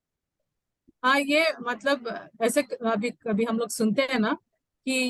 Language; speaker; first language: Hindi; native; Hindi